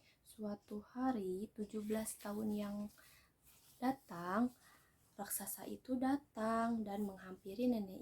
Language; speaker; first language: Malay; non-native, local second language; Sundanese